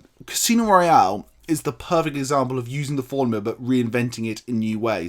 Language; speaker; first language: English; native; English